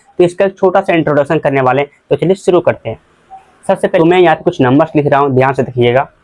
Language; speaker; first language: Hindi; native; Hindi